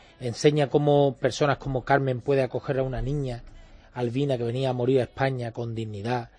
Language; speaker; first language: Spanish; native; Spanish